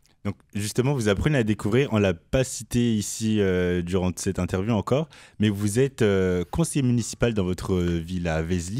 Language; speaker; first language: French; native; French